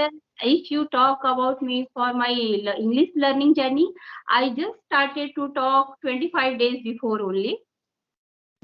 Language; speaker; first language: English; non-native, local second language; Hindi